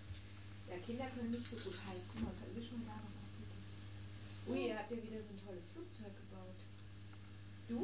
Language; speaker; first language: German; native; German